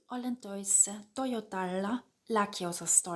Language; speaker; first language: Finnish; non-native, fluent; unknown